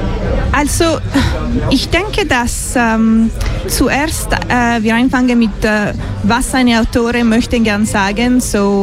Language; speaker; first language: German; non-native, learner; English